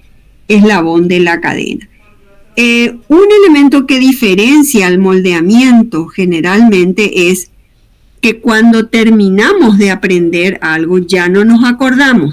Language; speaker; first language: Spanish; native; Spanish